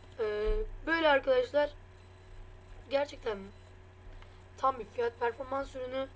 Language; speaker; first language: Turkish; native; Turkish